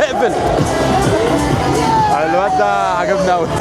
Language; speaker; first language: Arabic; native; Arabic